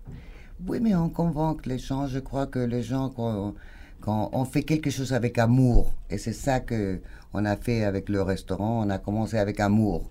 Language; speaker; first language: French; non-native, fluent; Spanish